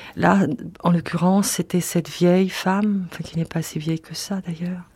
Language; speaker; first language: French; native; French